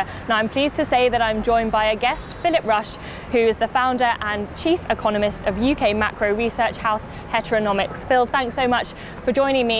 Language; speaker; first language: English; native; English